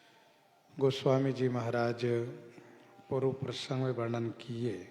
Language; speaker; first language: Hindi; native; Hindi